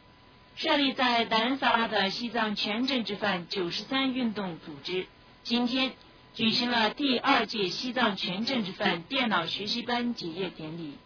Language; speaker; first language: Chinese; native; Chinese